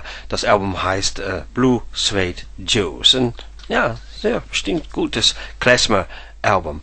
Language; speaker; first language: German; non-native, fluent; Dutch